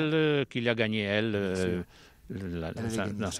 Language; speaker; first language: French; non-native, local second language; Italian